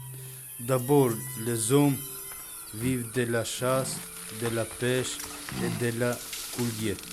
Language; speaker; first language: French; non-native, learner; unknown